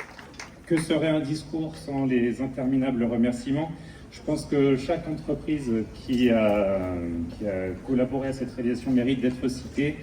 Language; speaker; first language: French; native; French